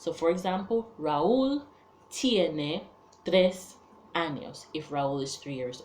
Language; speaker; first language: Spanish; non-native, fluent; English